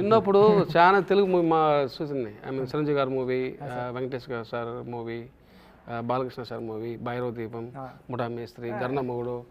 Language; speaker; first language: Telugu; non-native, learner; Tamil